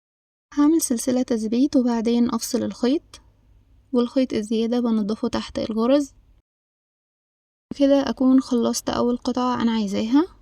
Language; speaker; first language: Arabic; native; Arabic